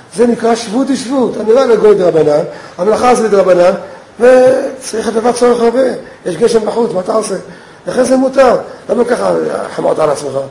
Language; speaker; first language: Hebrew; native; Hebrew